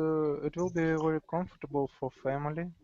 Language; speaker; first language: English; non-native, learner; Russian